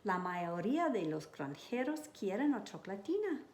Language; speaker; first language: Spanish; non-native, learner; English